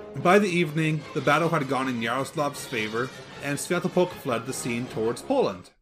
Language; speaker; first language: English; native; English